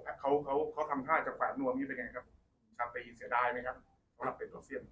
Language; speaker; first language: Thai; native; Thai